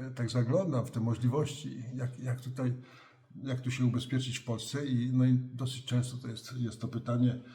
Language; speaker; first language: Polish; native; Polish